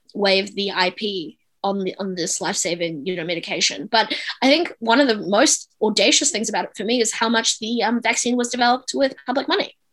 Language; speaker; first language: English; native; English